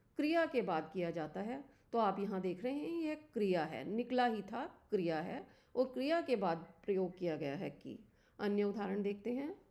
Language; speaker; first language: Hindi; native; Hindi